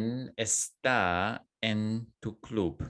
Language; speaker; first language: Spanish; non-native, fluent; English